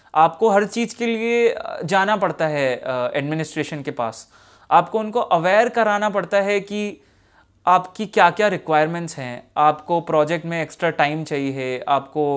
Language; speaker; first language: Hindi; native; Hindi